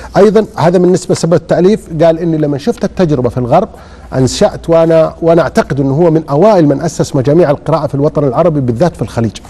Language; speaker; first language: Arabic; native; Arabic